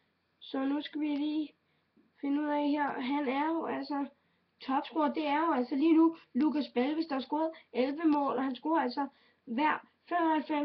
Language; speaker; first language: Danish; native; Danish